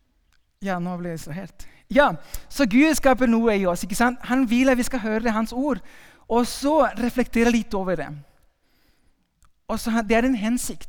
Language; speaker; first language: Norwegian; non-native, fluent; Spanish